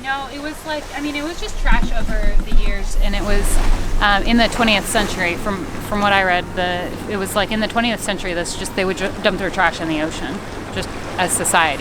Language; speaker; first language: English; native; English